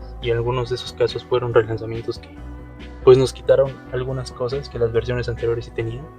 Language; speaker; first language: Spanish; native; Spanish